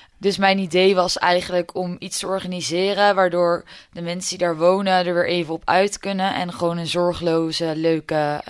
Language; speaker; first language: Dutch; native; Dutch